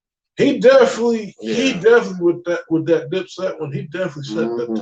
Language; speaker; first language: English; native; English